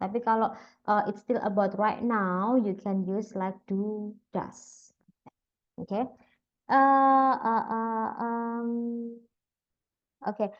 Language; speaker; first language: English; non-native, fluent; Indonesian